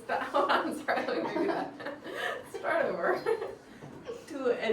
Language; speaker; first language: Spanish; non-native, learner; English